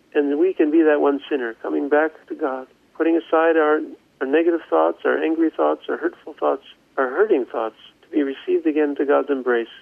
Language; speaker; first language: English; native; English